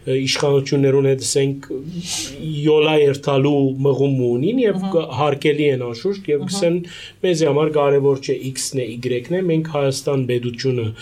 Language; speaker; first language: Armenian; early bilingual, heritage; Armenian